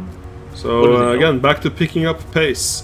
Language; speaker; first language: English; non-native, fluent; Norwegian